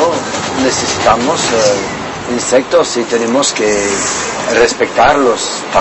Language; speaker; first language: Spanish; non-native, learner; French